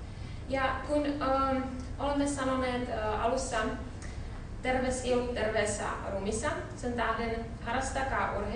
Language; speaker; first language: Finnish; non-native, learner; Czech